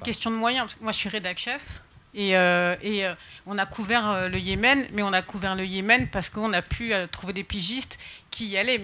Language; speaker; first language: French; native; French